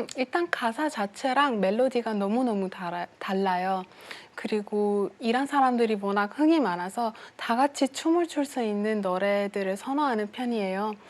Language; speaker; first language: Korean; non-native, fluent; Persian